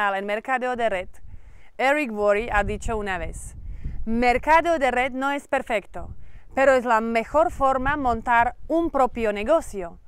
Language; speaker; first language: Spanish; non-native, learner; Slovak